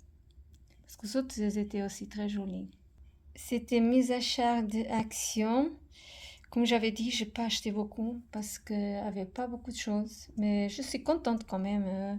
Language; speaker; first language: French; non-native, fluent; Portuguese